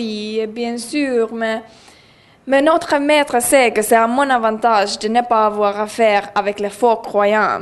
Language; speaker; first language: French; non-native, learner; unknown